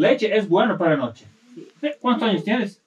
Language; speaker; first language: Spanish; non-native, learner; Serbian